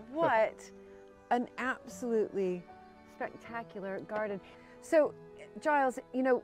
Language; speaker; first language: English; native; English